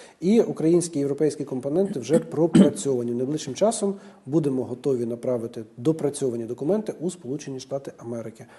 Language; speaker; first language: Ukrainian; native; Ukrainian